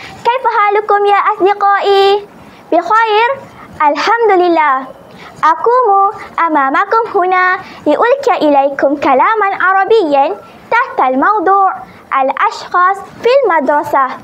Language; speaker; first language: Arabic; non-native, learner; Malay